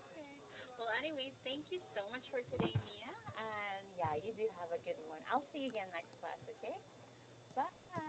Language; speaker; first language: English; non-native, fluent; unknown